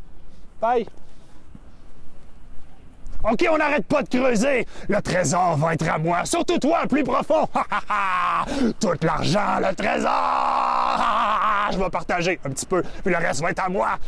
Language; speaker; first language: French; native; French